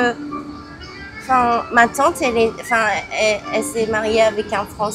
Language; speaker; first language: French; early bilingual, other home language; Cantonese